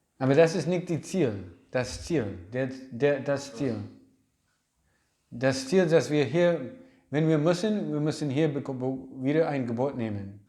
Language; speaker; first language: German; non-native, learner; English